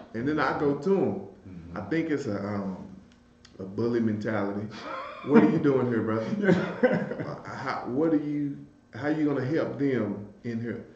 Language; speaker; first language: English; native; English